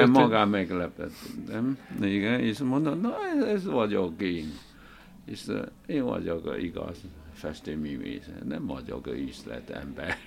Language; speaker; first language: Hungarian; non-native, learner; Chinese